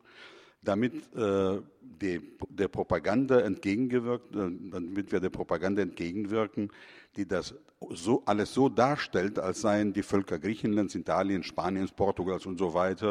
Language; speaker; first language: German; non-native, fluent; Greek